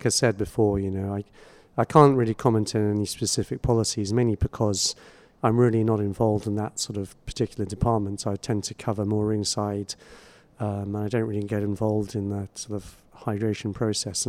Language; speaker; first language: English; native; English